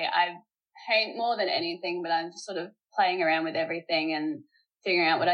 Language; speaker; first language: English; native; English